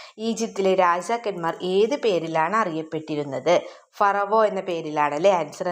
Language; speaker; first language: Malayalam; native; Malayalam